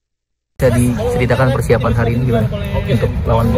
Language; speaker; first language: Indonesian; native; Indonesian